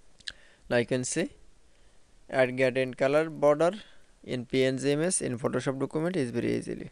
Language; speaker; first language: English; non-native, learner; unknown